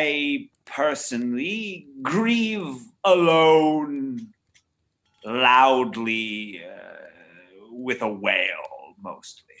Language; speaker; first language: English; native; English